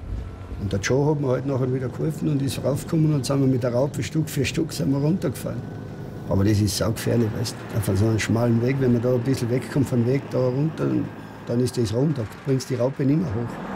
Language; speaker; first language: German; native; German